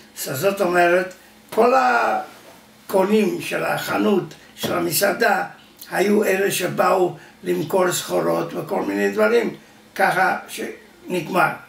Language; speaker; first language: Hebrew; non-native, fluent; Yiddish